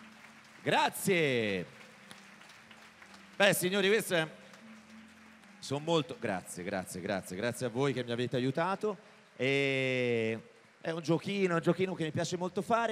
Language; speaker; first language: Italian; native; Italian